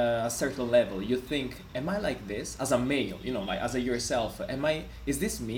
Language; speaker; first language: English; non-native, fluent; Italian